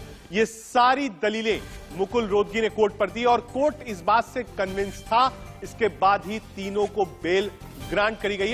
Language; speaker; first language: Hindi; native; Hindi